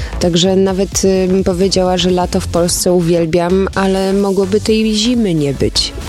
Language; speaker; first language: Polish; early bilingual, heritage; Polish